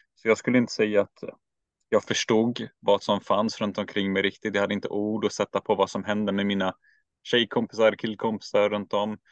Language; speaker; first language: Swedish; early bilingual, other home language; Turkish